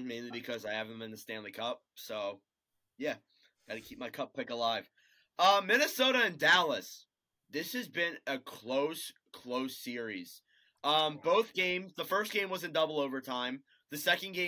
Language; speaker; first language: English; native; English